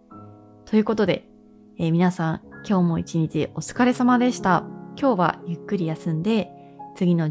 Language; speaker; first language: Japanese; native; Japanese